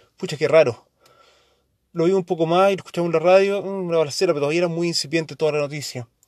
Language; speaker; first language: Spanish; early bilingual, heritage; Spanish